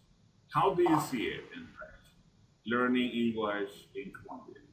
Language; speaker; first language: English; non-native, fluent; Spanish